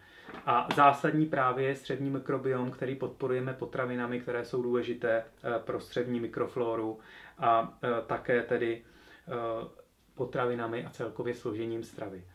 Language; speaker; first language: Czech; native; Czech